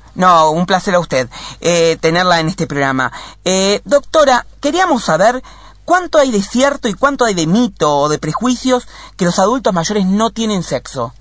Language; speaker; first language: Spanish; native; Spanish